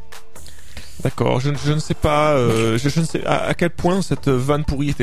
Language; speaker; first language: French; native; French